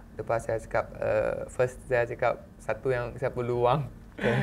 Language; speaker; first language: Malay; non-native, local second language; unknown